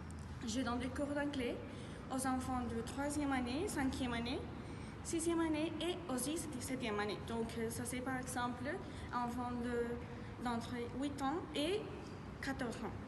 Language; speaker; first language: French; non-native, learner; Spanish